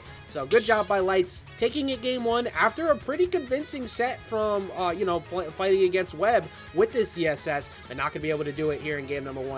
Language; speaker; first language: English; native; English